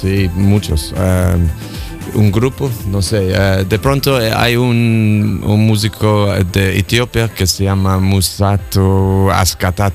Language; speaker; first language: Spanish; non-native, fluent; English